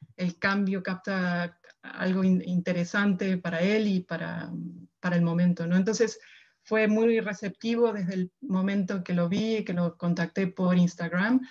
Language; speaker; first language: Spanish; native; Spanish